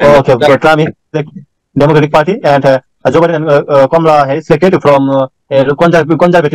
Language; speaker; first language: English; non-native, learner; Bangla